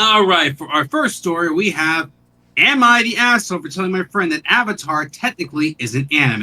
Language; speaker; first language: English; native; English